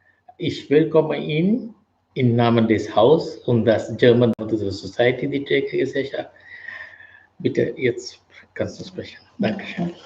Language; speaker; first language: German; non-native, learner; Sinhala